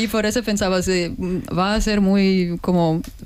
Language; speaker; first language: Spanish; non-native, learner; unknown